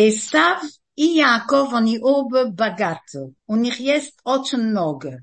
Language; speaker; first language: Russian; early bilingual, heritage; Russian